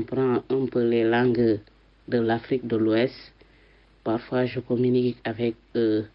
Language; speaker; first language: French; non-native, local second language; Serer